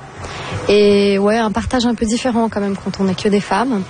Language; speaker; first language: French; non-native, fluent; Portuguese